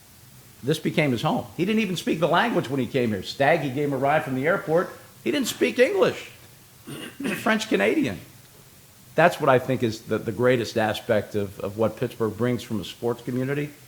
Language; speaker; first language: English; native; English